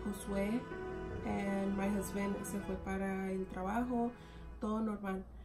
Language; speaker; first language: Spanish; early bilingual, heritage; Spanish